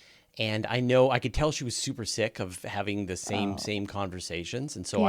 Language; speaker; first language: English; native; English